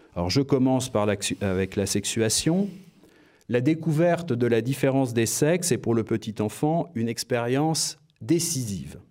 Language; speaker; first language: French; native; French